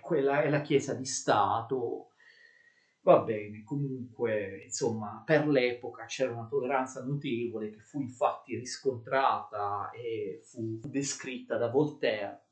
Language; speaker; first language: Italian; native; Italian